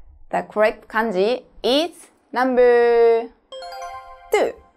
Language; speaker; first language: English; non-native, fluent; Japanese